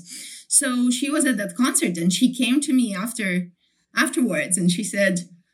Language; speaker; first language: English; non-native, fluent; Ukrainian